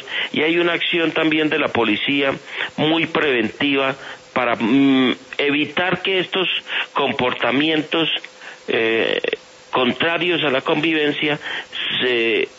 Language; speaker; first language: Spanish; native; Spanish